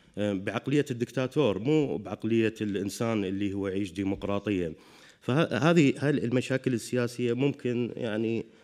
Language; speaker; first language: Arabic; native; Arabic